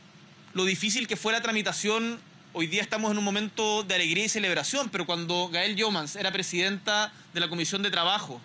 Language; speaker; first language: Spanish; native; Spanish